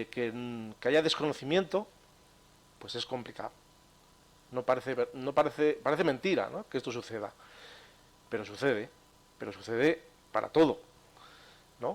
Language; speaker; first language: Spanish; native; Spanish